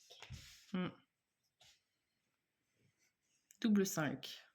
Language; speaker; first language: French; native; French